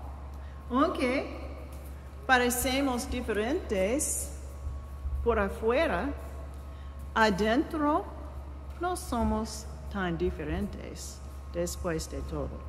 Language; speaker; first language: Spanish; non-native, fluent; English